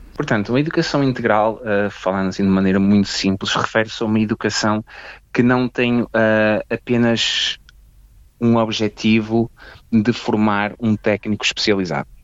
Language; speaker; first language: Portuguese; native; Portuguese